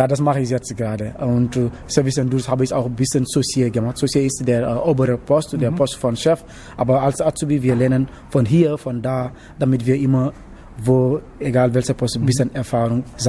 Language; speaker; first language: German; non-native, learner; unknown